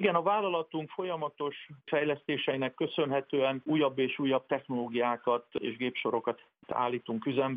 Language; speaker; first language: Hungarian; native; Hungarian